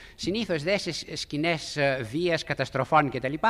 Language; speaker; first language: Greek; native; Greek